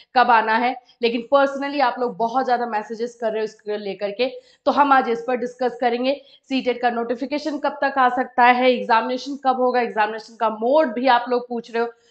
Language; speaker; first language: Hindi; native; Hindi